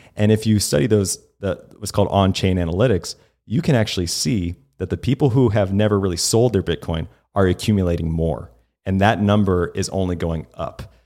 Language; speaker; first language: English; native; English